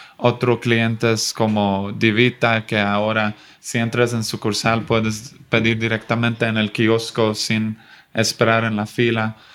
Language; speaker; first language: Spanish; non-native, fluent; Swedish